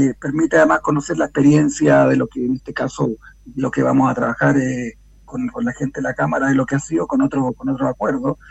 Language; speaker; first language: Spanish; native; Spanish